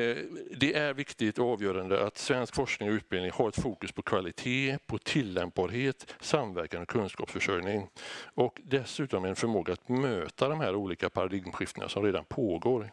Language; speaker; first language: Swedish; native; Swedish